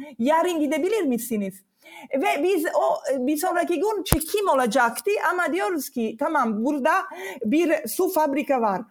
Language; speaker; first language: Turkish; non-native, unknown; Italian